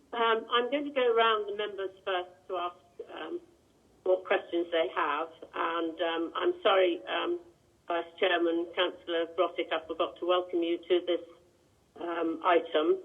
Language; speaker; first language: English; native; English